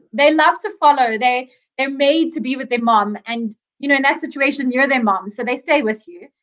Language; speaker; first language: English; native; English